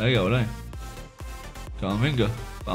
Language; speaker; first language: Hebrew; native; Hebrew